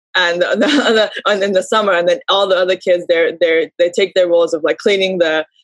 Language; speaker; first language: English; early bilingual, heritage; Japanese